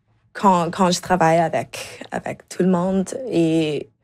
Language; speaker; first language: French; non-native, local second language; English